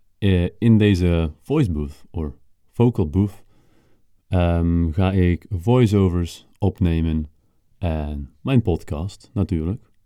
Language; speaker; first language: Dutch; native; Dutch